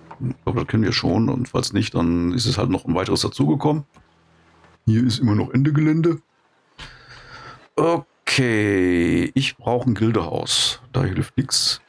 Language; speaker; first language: German; native; German